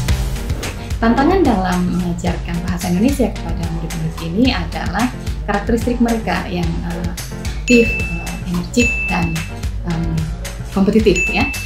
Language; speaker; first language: Indonesian; native; Indonesian